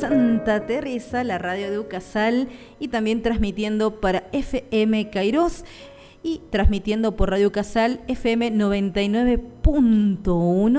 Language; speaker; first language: Spanish; native; Spanish